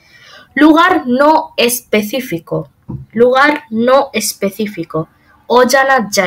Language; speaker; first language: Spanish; non-native, fluent; Bangla